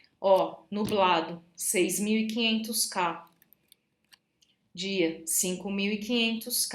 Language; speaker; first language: Portuguese; native; Portuguese